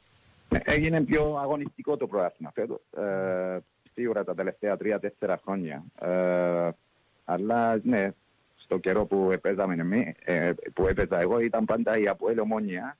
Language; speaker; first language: Greek; early bilingual, heritage; English